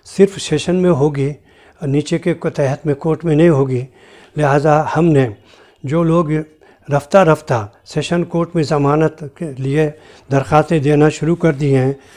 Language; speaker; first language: Hindi; non-native, local second language; Urdu